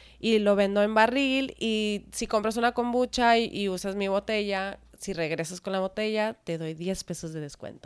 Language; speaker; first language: Spanish; native; Spanish